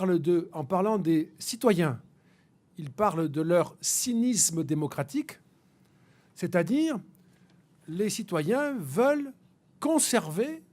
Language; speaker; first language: French; native; French